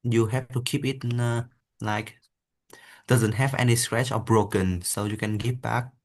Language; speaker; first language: English; non-native, learner; Vietnamese